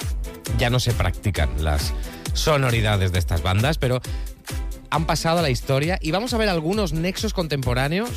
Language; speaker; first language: Spanish; native; Spanish